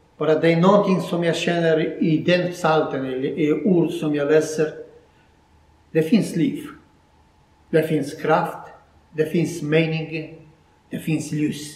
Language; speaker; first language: Swedish; non-native, fluent; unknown